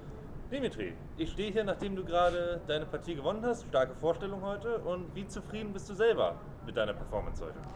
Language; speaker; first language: German; native; German